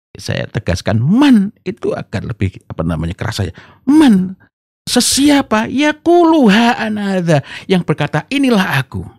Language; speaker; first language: Indonesian; non-native, local second language; Javanese